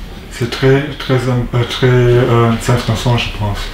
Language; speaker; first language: French; non-native, learner; German